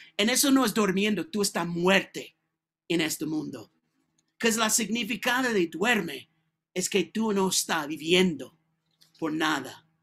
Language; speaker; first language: Spanish; non-native, learner; English